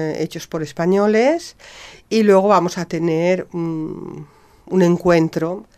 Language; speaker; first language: Spanish; native; Spanish